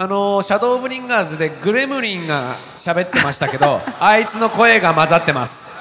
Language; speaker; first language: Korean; non-native, learner; Japanese